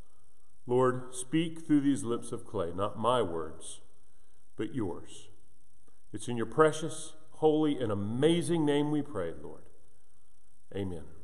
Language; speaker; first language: English; native; English